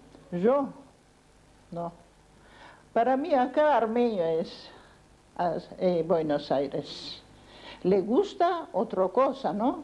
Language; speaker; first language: Spanish; non-native, learner; Armenian